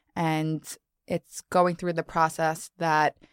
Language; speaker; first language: English; native; English